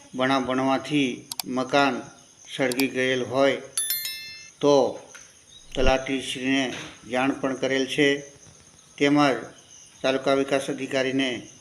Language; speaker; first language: Gujarati; native; Gujarati